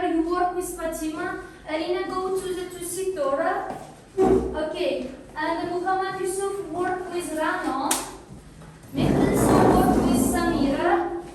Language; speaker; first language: English; non-native, fluent; Uzbek